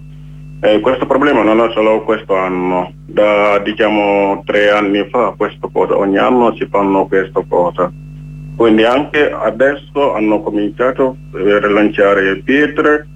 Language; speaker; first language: Italian; non-native, learner; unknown